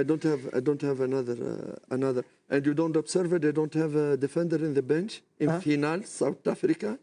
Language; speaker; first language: English; non-native, learner; French